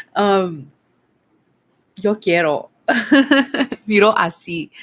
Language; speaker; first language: Spanish; non-native, learner; English